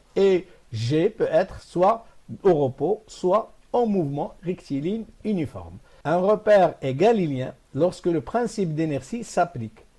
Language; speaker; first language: French; non-native, local second language; Arabic